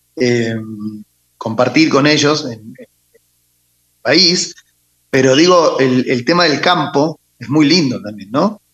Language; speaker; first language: Spanish; native; Spanish